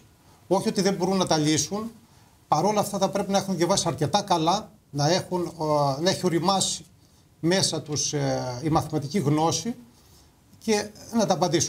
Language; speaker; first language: Greek; native; Greek